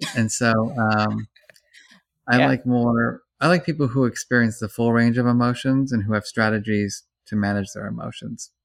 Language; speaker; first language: English; native; English